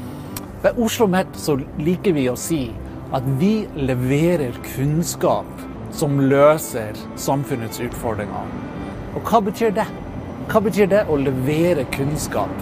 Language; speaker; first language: Norwegian; non-native, fluent; English